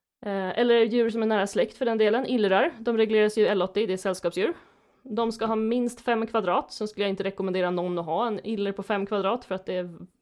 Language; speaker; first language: Swedish; native; Swedish